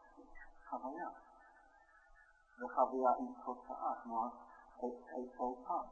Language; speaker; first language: Hebrew; non-native, fluent; English